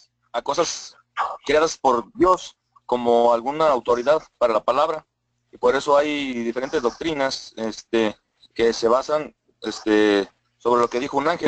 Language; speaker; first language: Spanish; native; Spanish